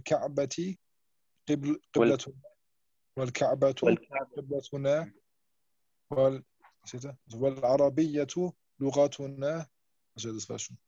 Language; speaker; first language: Arabic; non-native, learner; German